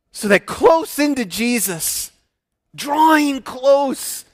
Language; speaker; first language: English; native; English